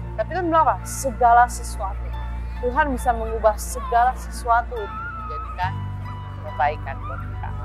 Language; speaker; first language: Indonesian; early bilingual, heritage; Indonesian